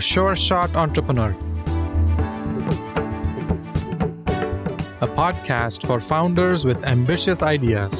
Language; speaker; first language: English; non-native, local second language; Tamil